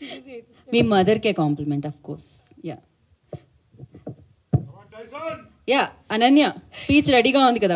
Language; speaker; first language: Telugu; native; Telugu